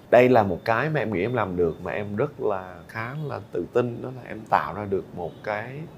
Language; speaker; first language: Vietnamese; native; Vietnamese